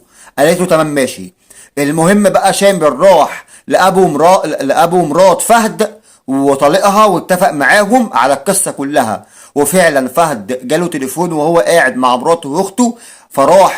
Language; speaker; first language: Arabic; native; Arabic